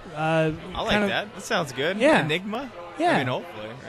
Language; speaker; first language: English; native; English